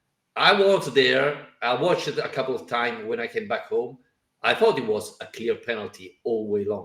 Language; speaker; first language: English; non-native, fluent; Italian